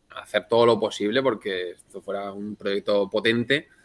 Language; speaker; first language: Spanish; native; Spanish